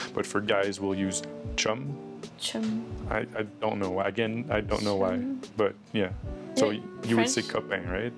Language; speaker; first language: English; native; English